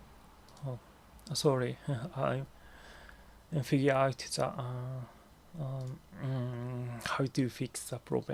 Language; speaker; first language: English; non-native, learner; Japanese